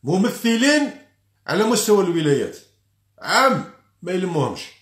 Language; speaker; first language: Arabic; native; Arabic